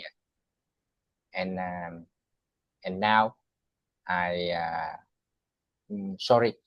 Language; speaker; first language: English; non-native, learner; Vietnamese